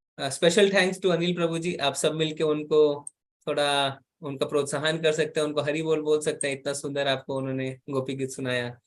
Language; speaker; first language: Hindi; native; Hindi